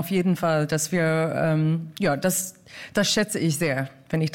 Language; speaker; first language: German; non-native, fluent; English